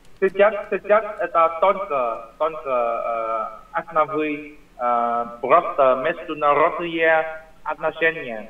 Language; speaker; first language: Russian; non-native, learner; Vietnamese